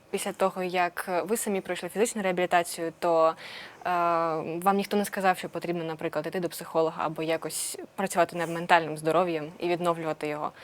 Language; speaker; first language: Ukrainian; native; Ukrainian